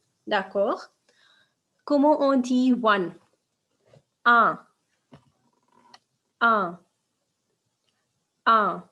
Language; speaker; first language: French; non-native, fluent; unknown